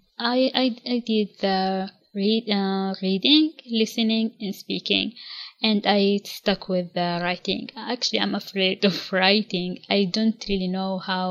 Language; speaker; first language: English; non-native, local second language; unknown